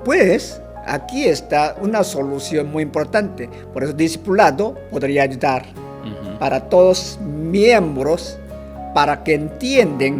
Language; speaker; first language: Spanish; non-native, fluent; Korean